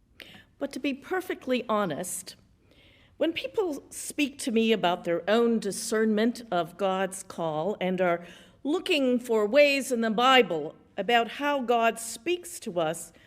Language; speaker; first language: English; native; English